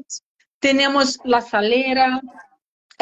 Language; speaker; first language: Spanish; non-native, learner; Portuguese